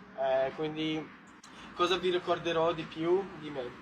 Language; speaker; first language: Italian; non-native, learner; Portuguese